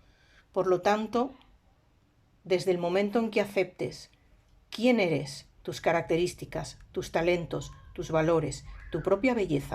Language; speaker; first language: Spanish; native; Spanish